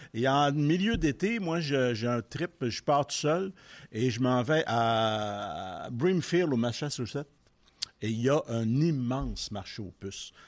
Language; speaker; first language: French; native; French